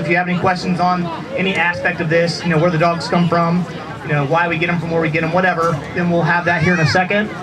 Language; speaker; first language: English; native; English